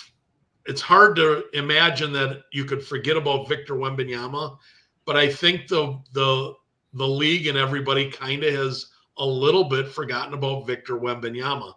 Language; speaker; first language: English; native; English